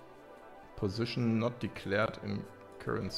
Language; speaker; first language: English; non-native, fluent; German